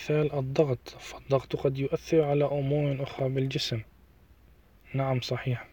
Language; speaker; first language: Arabic; native; Arabic